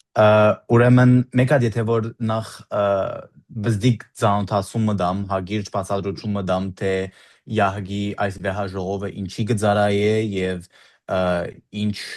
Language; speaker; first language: Armenian; early bilingual, heritage; Armenian